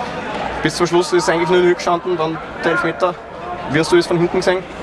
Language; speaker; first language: German; native; German